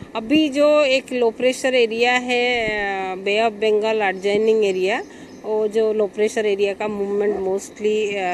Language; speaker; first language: Hindi; non-native, local second language; Gujarati